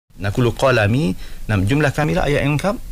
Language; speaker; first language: Arabic; non-native, fluent; Malay